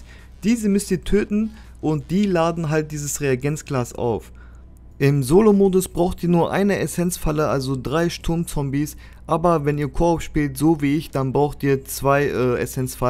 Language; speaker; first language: German; native; German